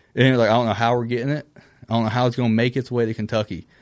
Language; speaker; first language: English; native; English